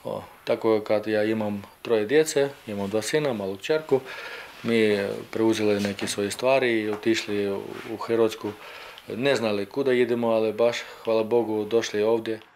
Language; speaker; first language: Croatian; non-native, learner; Ukrainian